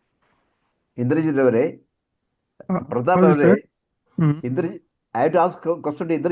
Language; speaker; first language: Kannada; non-native, learner; Hindi